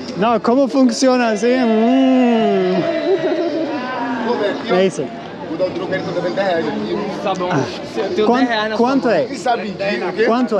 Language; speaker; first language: Portuguese; non-native, learner; Turkish